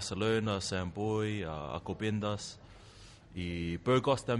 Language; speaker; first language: Spanish; non-native, learner; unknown